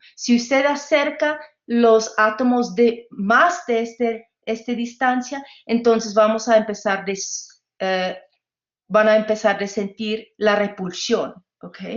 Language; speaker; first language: Spanish; non-native, fluent; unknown